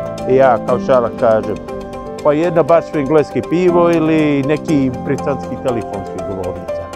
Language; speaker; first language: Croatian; non-native, learner; English